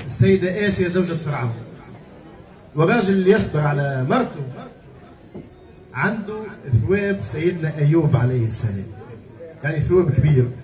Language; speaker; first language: Arabic; native; Arabic